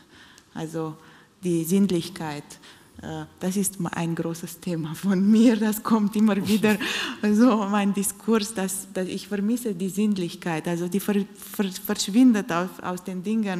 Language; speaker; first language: German; non-native, fluent; Romanian